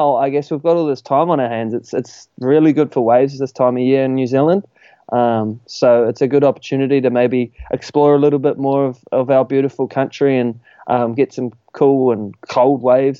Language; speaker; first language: English; native; English